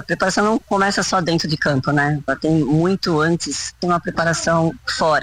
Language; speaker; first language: Portuguese; native; Portuguese